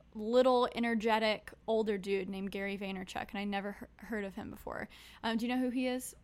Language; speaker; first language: English; native; English